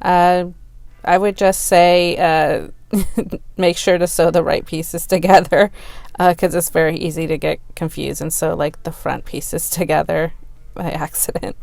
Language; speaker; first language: English; native; English